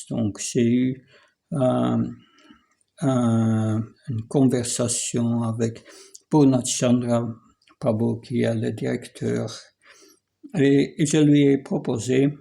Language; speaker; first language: French; non-native, fluent; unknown